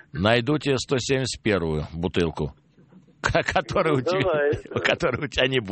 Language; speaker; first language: Russian; native; Russian